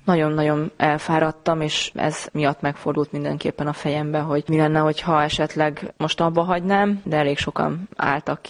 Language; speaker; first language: Hungarian; native; Hungarian